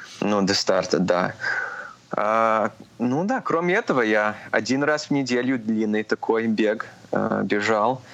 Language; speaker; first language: Russian; early bilingual, heritage; Russian